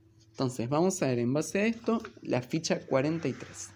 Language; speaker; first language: Spanish; native; Spanish